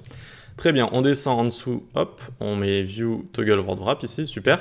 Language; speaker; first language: French; native; French